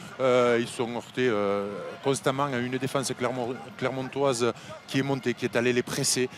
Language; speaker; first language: French; native; French